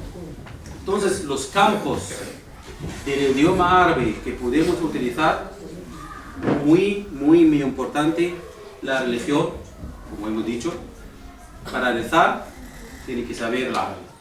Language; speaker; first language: Spanish; non-native, fluent; Arabic